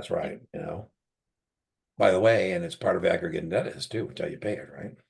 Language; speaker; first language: English; native; English